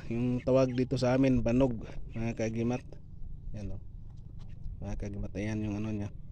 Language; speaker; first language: Filipino; non-native, local second language; Cebuano